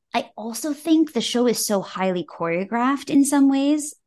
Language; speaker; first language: English; native; English